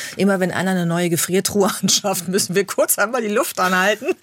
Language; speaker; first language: German; native; German